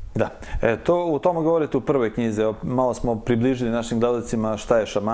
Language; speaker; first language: Serbian; native; Serbian